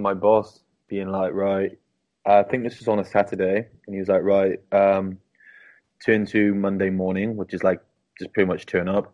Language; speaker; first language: English; native; English